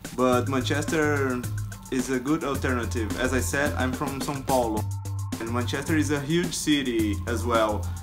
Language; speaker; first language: English; non-native, fluent; Portuguese